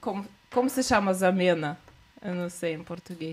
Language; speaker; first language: Portuguese; non-native, learner; Russian